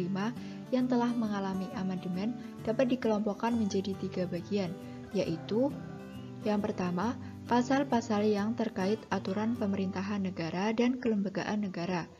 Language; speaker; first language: Indonesian; native; Indonesian